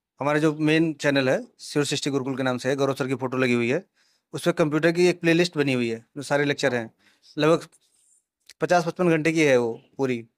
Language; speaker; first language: Hindi; native; Hindi